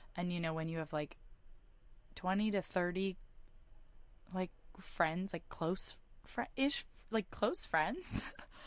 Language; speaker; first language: English; native; English